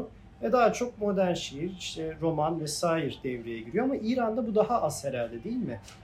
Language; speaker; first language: Turkish; native; Turkish